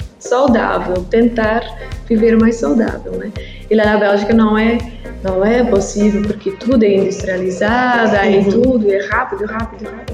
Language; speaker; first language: Portuguese; non-native, learner; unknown